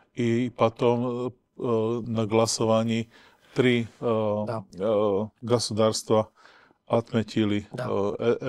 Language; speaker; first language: Russian; non-native, learner; Slovak